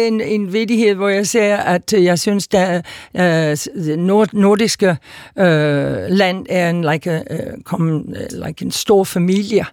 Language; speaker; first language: Danish; non-native, fluent; English